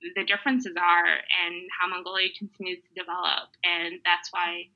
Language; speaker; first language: English; early bilingual, other home language; Mongolian